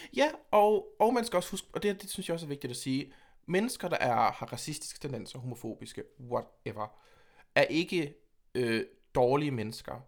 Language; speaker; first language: Danish; native; Danish